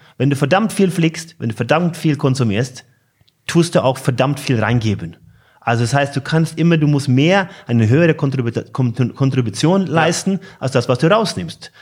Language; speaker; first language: German; non-native, fluent; Norwegian